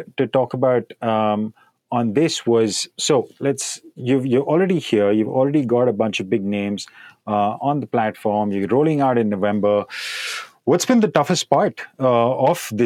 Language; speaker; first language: English; non-native, local second language; Hindi